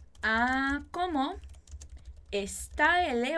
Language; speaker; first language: Spanish; non-native, fluent; Portuguese